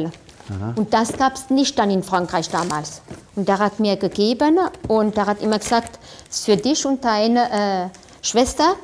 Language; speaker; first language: German; non-native, fluent; French